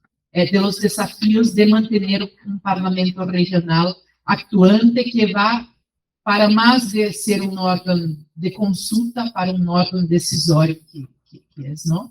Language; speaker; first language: Spanish; non-native, fluent; Portuguese